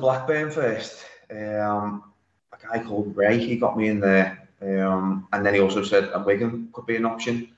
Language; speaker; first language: English; native; English